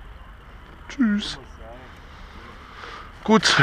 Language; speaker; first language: German; non-native, learner; French